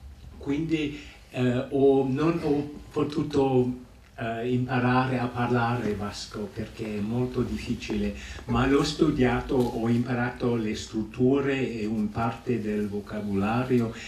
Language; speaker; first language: Italian; non-native, fluent; English